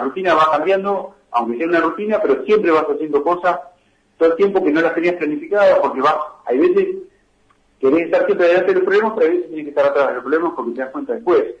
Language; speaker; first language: Spanish; native; Spanish